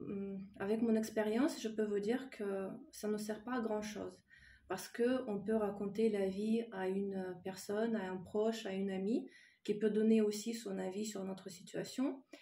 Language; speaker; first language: French; non-native, fluent; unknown